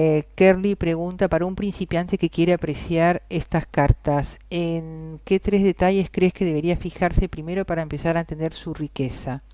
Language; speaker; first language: Spanish; native; Spanish